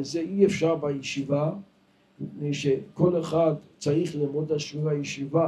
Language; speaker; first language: Hebrew; non-native, local second language; Yiddish